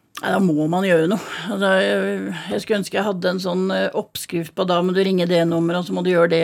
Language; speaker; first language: Norwegian; native; Norwegian